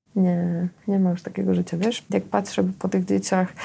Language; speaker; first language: Polish; native; Polish